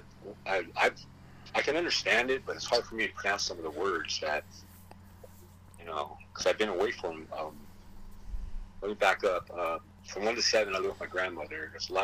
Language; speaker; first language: English; early bilingual, other home language; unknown